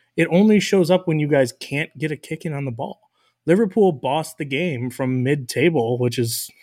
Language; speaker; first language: English; native; English